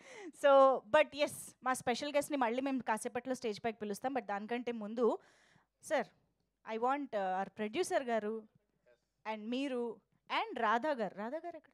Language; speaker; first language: Telugu; native; Telugu